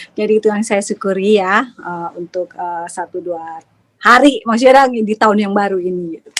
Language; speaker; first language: Indonesian; native; Indonesian